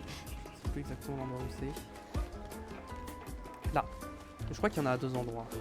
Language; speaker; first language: French; native; French